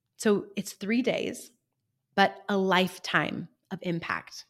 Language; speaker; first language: English; native; English